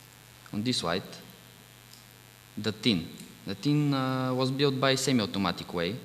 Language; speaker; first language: English; non-native, fluent; Bulgarian